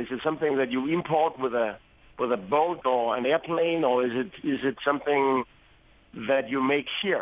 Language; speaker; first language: English; non-native, fluent; Danish